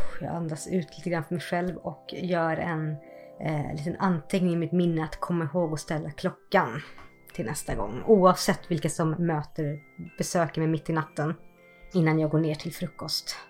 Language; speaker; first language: Swedish; native; Swedish